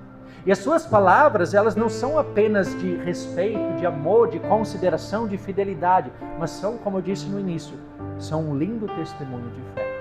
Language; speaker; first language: Portuguese; native; Portuguese